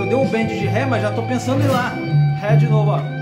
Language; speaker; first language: Portuguese; native; Portuguese